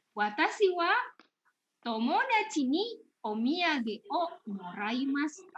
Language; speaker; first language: Japanese; non-native, fluent; Indonesian